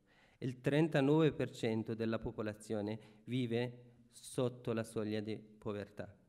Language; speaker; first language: Italian; non-native, fluent; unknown